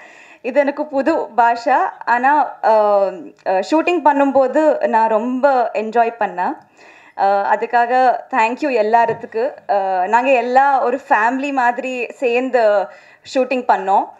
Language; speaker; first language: Tamil; non-native, learner; Telugu